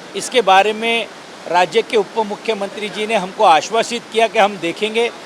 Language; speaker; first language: Hindi; non-native, local second language; Marathi